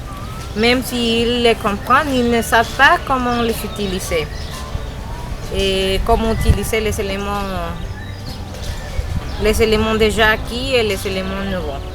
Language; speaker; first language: French; non-native, learner; Spanish